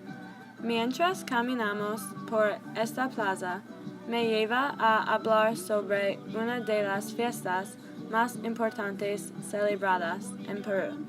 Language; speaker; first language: Spanish; non-native, learner; English